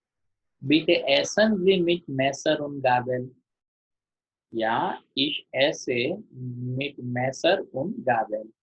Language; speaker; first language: German; non-native, learner; Gujarati